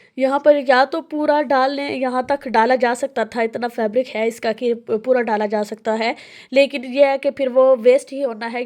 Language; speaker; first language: Urdu; non-native, local second language; Punjabi